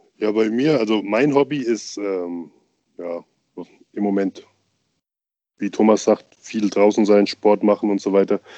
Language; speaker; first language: German; native; German